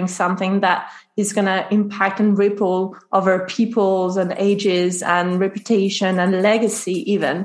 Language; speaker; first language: English; non-native, fluent; French